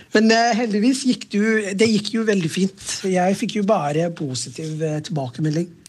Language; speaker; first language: Norwegian; non-native, fluent; Somali